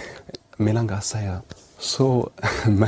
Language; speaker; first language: Icelandic; non-native, learner; English